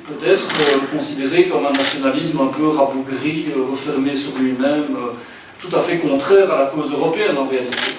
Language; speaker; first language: French; native; French